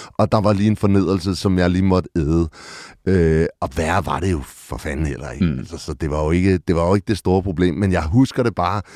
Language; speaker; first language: Danish; native; Danish